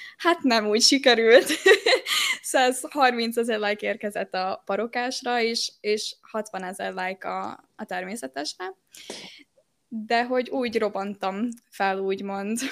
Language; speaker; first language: Hungarian; early bilingual, heritage; Hungarian